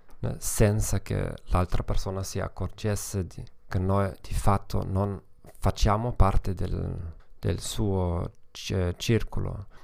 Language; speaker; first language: Italian; non-native, learner; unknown